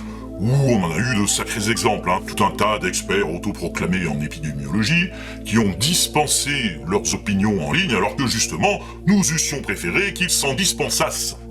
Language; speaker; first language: French; native; French